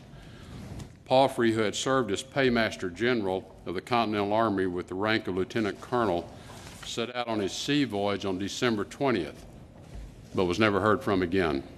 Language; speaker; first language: English; native; English